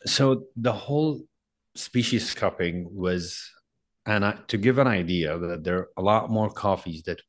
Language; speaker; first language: English; non-native, fluent; Arabic